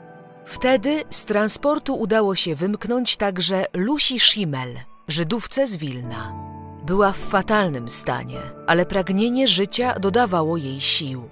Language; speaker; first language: Polish; native; Polish